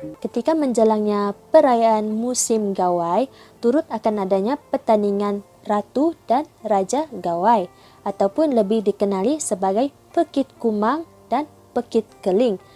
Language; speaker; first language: Malay; non-native, local second language; Iban